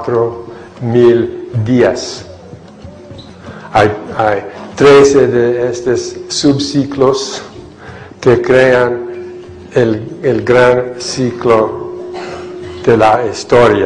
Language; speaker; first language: Spanish; non-native, fluent; English